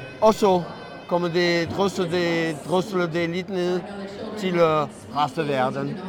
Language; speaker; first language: Danish; non-native, fluent; French